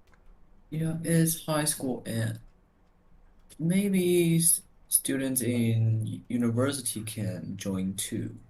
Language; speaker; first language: English; non-native, learner; Chinese